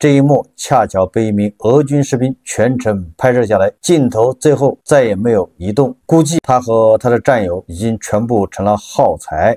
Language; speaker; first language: Chinese; native; Chinese